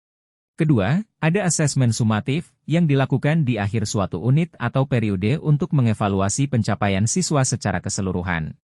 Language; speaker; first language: Indonesian; native; Indonesian